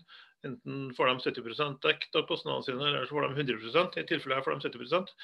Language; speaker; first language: Norwegian; native; Norwegian